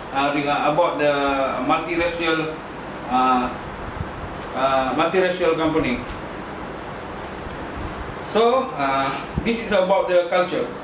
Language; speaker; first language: English; non-native, learner; Malay